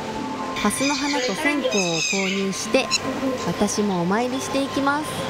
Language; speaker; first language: Japanese; native; Japanese